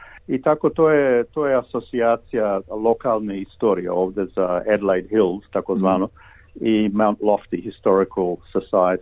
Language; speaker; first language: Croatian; early bilingual, heritage; Serbian